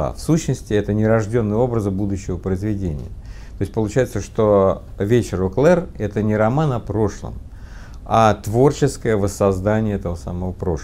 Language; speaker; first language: Russian; native; Russian